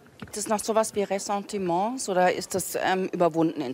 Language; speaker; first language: German; native; German